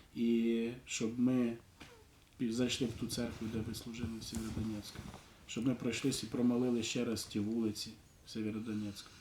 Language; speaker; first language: Ukrainian; non-native, local second language; Russian